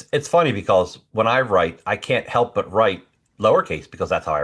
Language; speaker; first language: English; native; English